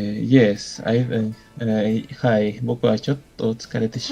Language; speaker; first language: Japanese; non-native, fluent; Spanish